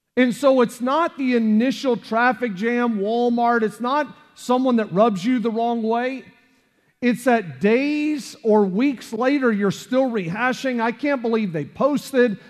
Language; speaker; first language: English; native; English